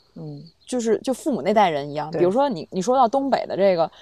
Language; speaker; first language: Chinese; native; Chinese